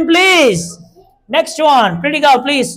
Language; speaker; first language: English; non-native, local second language; Bangla